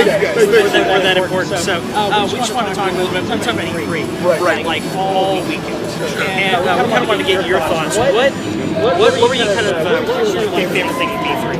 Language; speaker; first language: English; native; English